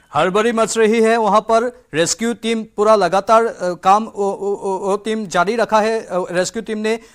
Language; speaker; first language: Hindi; non-native, local second language; Assamese